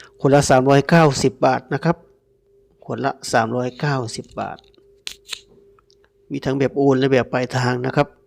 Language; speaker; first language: Thai; native; Thai